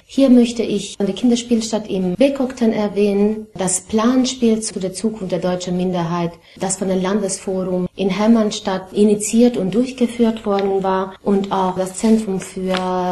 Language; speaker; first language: German; non-native, fluent; Romanian